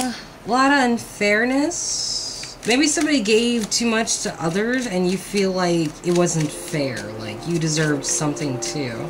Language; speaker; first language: English; native; English